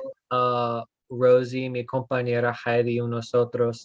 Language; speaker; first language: Spanish; non-native, fluent; English